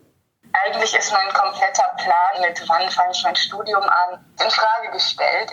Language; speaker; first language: German; native; German